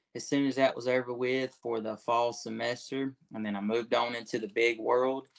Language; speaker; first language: English; native; English